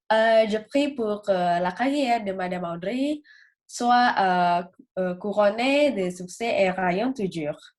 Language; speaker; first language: French; non-native, learner; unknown